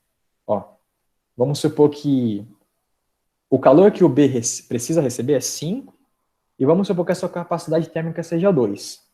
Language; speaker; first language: Portuguese; native; Portuguese